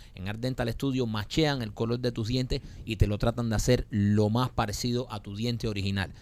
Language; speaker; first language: Spanish; native; Spanish